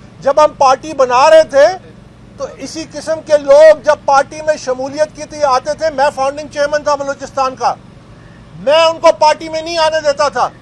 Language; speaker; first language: Urdu; non-native, local second language; Pashto